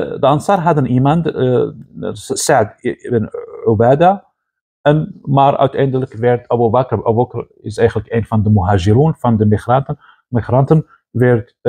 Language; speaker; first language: Dutch; non-native, fluent; Arabic